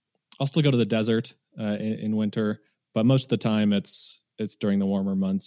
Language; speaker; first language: English; native; English